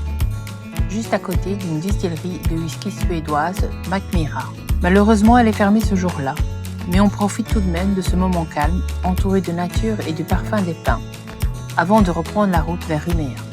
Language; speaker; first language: French; native; French